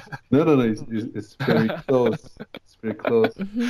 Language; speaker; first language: English; non-native, learner; Korean